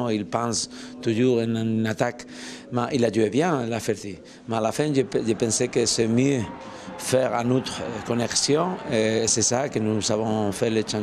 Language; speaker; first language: French; non-native, learner; Spanish